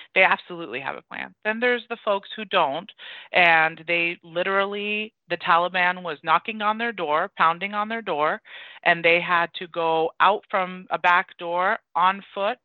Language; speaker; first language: English; early bilingual, other home language; Persian